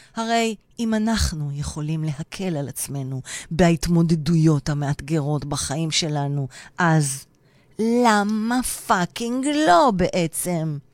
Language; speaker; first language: Hebrew; native; Hebrew